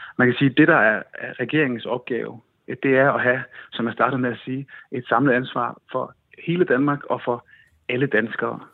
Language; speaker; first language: Danish; native; Danish